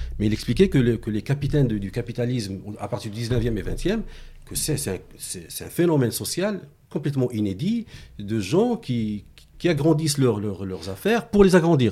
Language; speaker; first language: French; non-native, local second language; Arabic